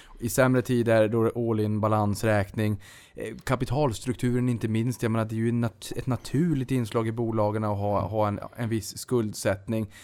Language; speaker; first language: Swedish; native; Swedish